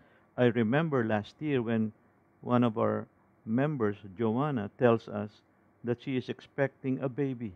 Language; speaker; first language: English; non-native, local second language; Filipino